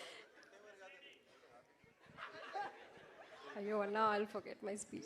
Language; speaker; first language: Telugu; non-native, learner; Malayalam